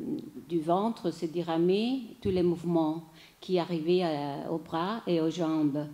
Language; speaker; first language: French; non-native, fluent; Italian